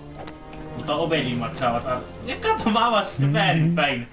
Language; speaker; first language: Finnish; native; Finnish